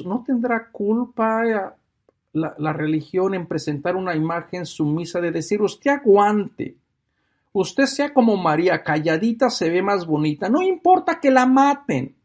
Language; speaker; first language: Spanish; native; Spanish